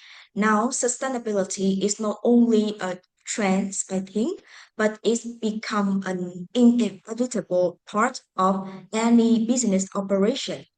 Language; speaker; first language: English; non-native, fluent; Vietnamese